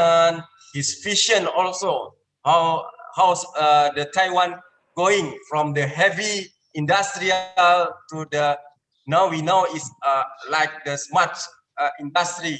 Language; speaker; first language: English; non-native, learner; Indonesian